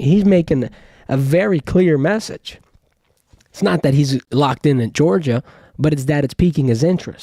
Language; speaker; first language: English; native; English